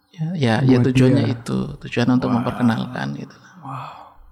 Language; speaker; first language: Indonesian; native; Indonesian